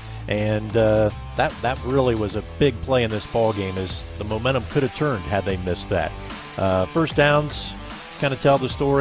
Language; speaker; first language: English; native; English